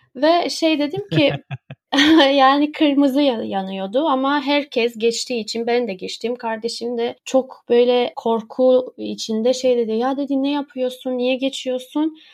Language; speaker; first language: Turkish; early bilingual, heritage; Turkish